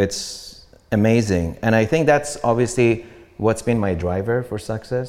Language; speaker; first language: English; non-native, fluent; Persian